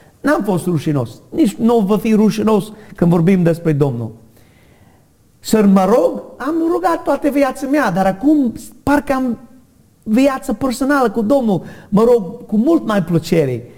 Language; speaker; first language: Romanian; non-native, learner; English